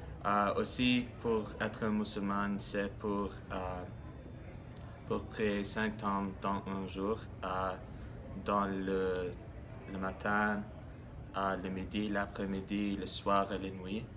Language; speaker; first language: French; non-native, learner; English